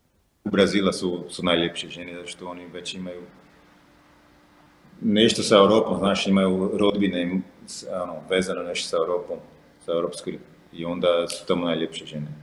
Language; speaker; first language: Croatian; non-native, fluent; Portuguese